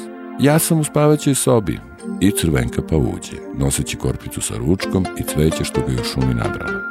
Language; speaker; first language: Serbian; native; Serbian